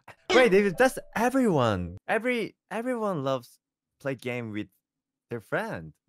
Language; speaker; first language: English; non-native, learner; Korean